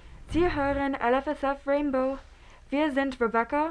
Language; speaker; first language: German; non-native, learner; English